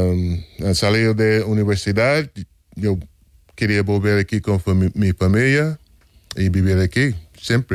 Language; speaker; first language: Spanish; non-native, fluent; English